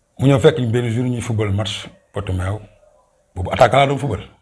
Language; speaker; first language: Wolof; native; Wolof